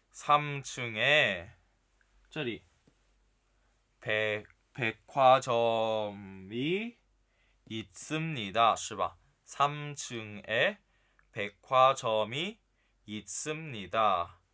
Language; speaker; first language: Korean; non-native, fluent; Chinese